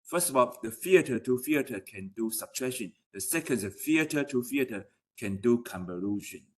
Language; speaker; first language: English; non-native, fluent; Chinese